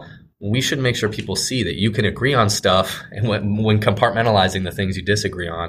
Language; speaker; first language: English; native; English